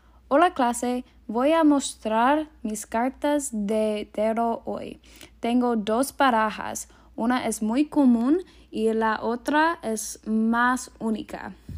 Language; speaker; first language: Spanish; non-native, learner; English